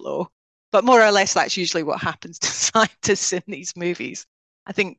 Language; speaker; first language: English; native; English